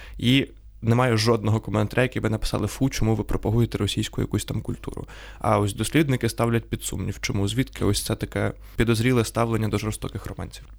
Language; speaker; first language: Ukrainian; native; Ukrainian